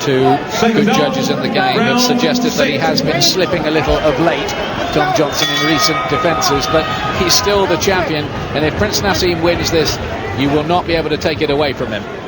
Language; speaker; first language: English; native; English